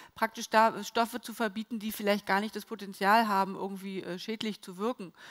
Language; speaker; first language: German; native; German